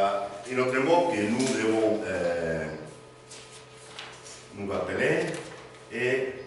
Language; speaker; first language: French; non-native, learner; Spanish